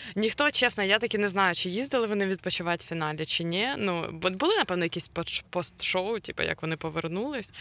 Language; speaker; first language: Ukrainian; non-native, local second language; Russian